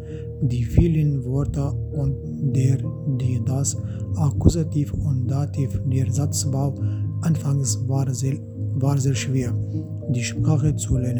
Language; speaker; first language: German; non-native, fluent; Arabic